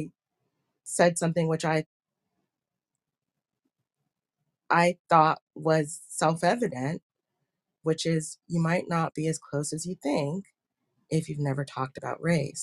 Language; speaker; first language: English; native; English